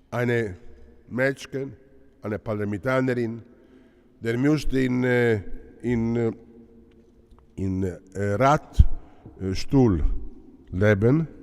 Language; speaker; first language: German; non-native, learner; Italian